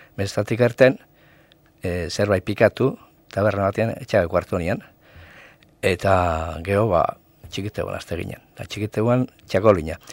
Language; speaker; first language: Basque; native; Basque